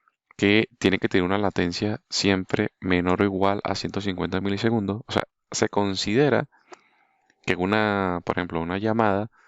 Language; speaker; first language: Spanish; native; Spanish